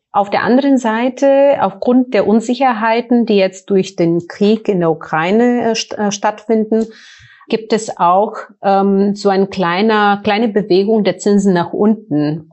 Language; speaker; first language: German; non-native, fluent; Bulgarian